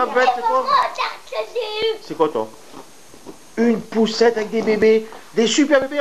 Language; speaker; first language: French; native; French